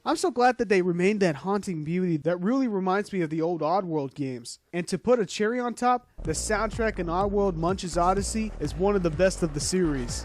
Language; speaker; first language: English; non-native, fluent; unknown